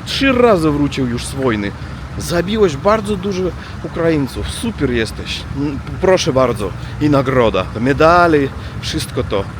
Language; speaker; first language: Polish; non-native, learner; Russian